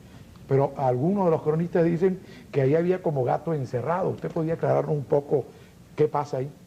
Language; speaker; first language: Spanish; native; Spanish